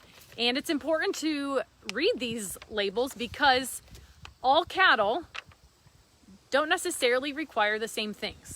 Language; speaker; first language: English; native; English